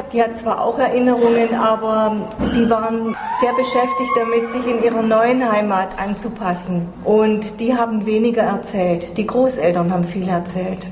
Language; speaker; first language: German; native; German